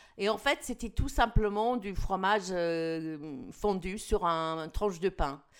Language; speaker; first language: French; non-native, fluent; English